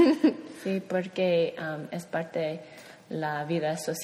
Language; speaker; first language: Spanish; non-native, learner; English